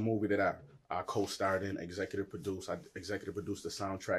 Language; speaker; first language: English; native; English